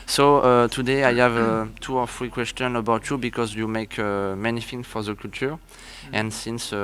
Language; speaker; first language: English; non-native, learner; French